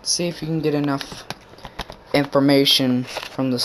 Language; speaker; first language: English; native; English